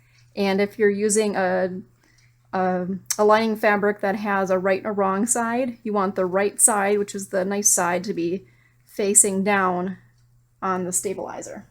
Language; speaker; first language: English; native; English